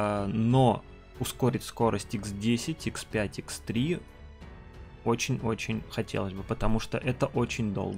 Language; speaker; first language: Russian; native; Russian